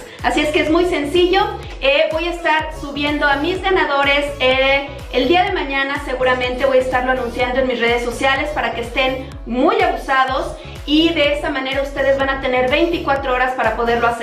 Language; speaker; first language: Spanish; native; Spanish